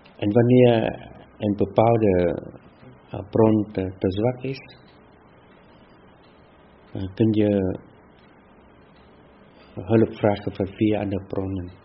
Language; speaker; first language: Dutch; non-native, fluent; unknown